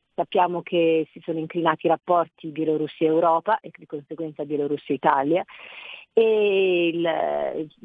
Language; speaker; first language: Italian; native; Italian